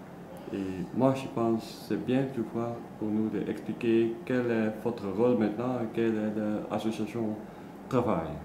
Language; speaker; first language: French; non-native, learner; Dutch